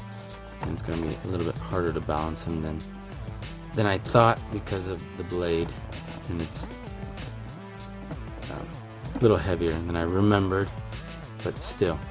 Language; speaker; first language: English; native; English